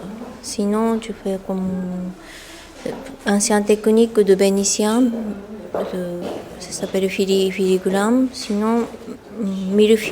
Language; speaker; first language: French; non-native, learner; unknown